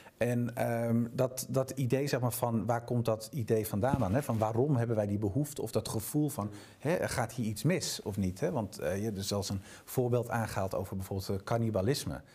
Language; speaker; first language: Dutch; native; Dutch